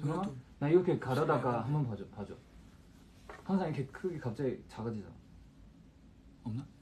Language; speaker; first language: Korean; non-native, fluent; Chinese